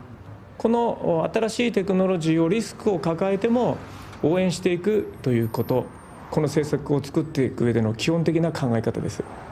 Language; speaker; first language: Japanese; native; Japanese